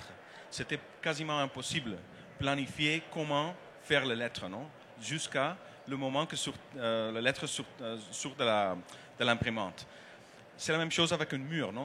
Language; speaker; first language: French; non-native, learner; Dutch